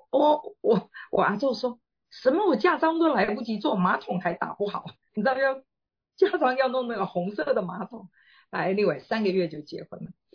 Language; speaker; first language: Chinese; native; Chinese